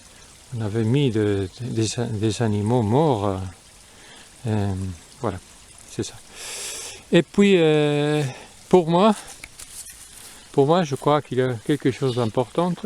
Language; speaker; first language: French; non-native, fluent; Spanish